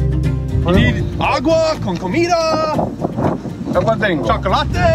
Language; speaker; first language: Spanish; non-native, learner; English